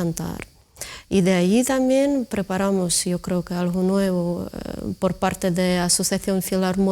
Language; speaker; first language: Spanish; non-native, fluent; Ukrainian